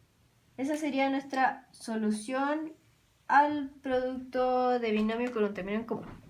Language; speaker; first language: Spanish; native; Spanish